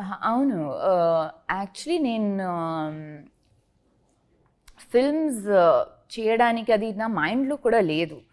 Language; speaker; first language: Telugu; non-native, learner; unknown